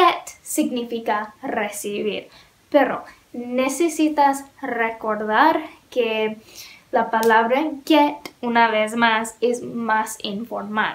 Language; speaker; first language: Spanish; non-native, learner; English